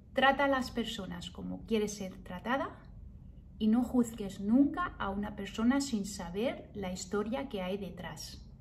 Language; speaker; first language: Spanish; early bilingual, heritage; Spanish